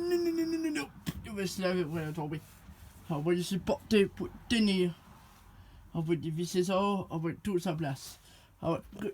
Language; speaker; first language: French; non-native, learner; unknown